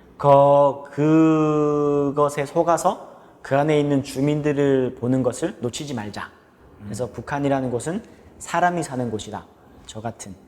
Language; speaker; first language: Korean; native; Korean